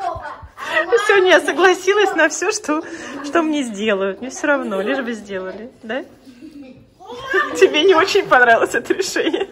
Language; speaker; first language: Russian; native; Russian